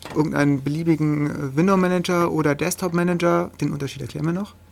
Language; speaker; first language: German; native; German